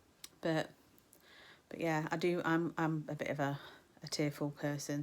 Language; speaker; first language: English; native; English